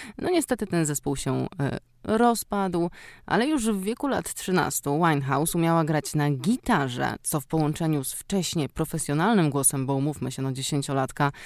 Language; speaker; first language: Polish; native; Polish